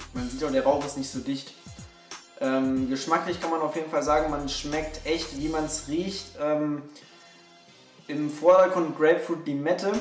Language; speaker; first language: German; native; German